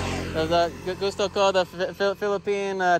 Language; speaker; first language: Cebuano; non-native, learner; English